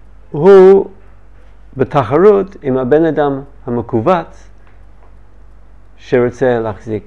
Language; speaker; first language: Hebrew; non-native, learner; English